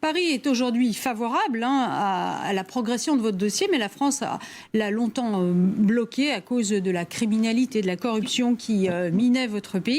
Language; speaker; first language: French; native; French